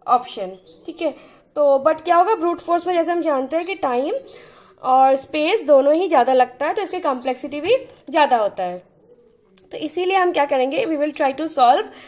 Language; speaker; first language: Hindi; non-native, local second language; Bangla